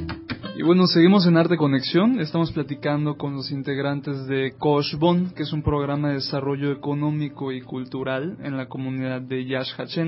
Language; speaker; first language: Spanish; native; Spanish